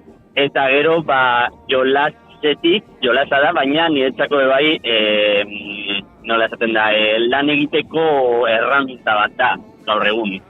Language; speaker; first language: Basque; non-native, local second language; Spanish